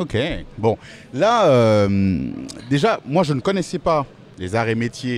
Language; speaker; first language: French; native; French